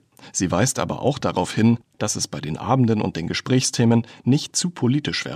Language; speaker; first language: German; native; German